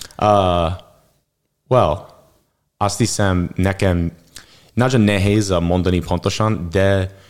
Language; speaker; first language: Hungarian; non-native, learner; English